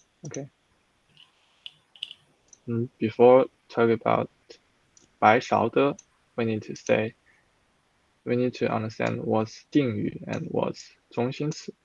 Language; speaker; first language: English; non-native, fluent; Chinese